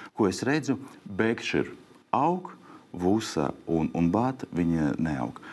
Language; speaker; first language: Latvian; non-native, local second language; Russian